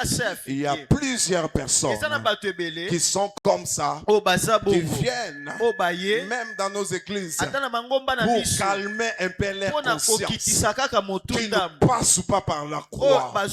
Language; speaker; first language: French; non-native, local second language; Lingala